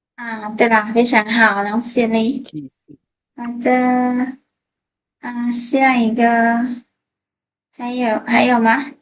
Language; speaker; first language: Chinese; non-native, fluent; Lao